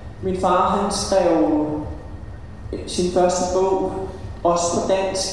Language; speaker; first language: Danish; early bilingual, other home language; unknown